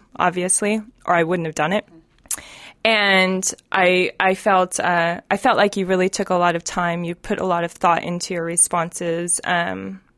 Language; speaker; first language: English; native; English